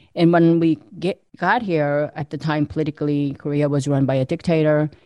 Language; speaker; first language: English; early bilingual, other home language; Korean